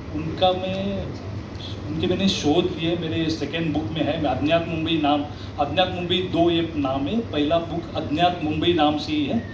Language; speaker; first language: Hindi; non-native, local second language; Marathi